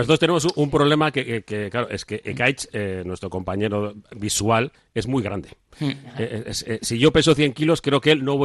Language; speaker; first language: Spanish; native; Spanish